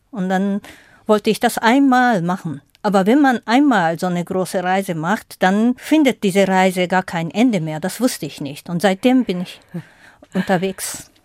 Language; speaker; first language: German; non-native, fluent; Japanese